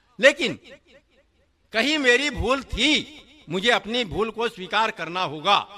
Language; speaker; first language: Hindi; native; Hindi